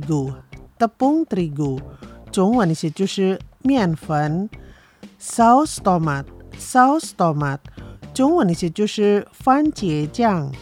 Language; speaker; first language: Chinese; early bilingual, heritage; Chinese